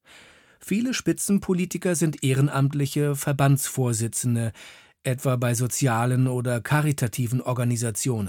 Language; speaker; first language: German; native; German